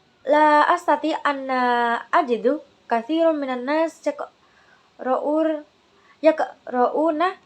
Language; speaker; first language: Arabic; non-native, learner; Indonesian